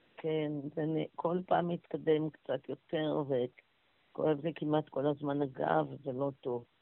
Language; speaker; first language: Hebrew; native; Hebrew